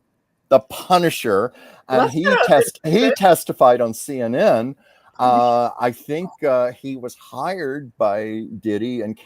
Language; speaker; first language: English; native; English